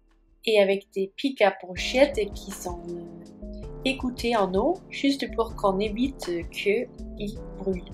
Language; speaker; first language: French; non-native, fluent; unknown